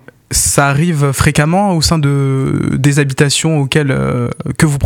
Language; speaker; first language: French; native; French